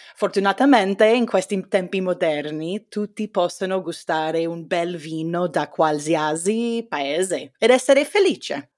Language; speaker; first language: Italian; non-native, learner; English